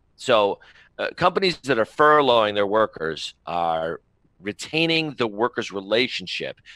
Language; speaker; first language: English; native; English